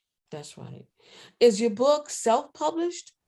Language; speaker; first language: English; native; English